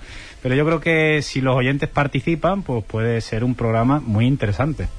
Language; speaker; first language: Spanish; native; Spanish